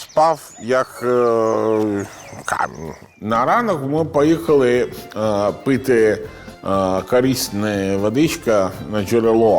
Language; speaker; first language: Ukrainian; non-native, learner; Italian